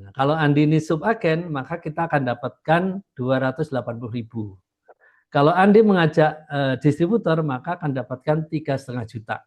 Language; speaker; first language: Indonesian; native; Indonesian